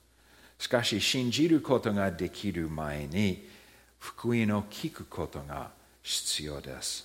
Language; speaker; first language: Japanese; early bilingual, heritage; Japanese